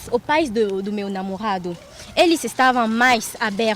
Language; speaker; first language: Portuguese; non-native, fluent; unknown